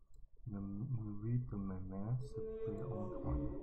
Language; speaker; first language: French; non-native, learner; Chinese